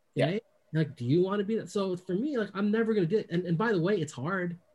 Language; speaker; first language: English; native; English